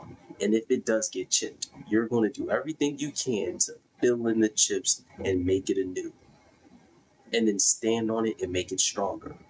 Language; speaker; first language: English; native; English